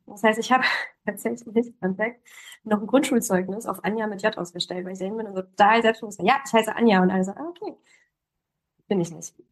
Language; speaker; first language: German; early bilingual, other home language; Polish